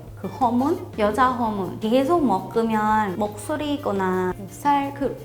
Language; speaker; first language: Korean; non-native, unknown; Thai